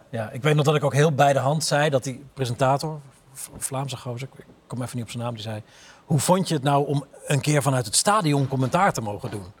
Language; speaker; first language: Dutch; native; Dutch